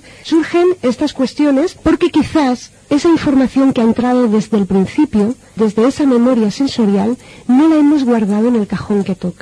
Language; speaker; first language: Spanish; native; Spanish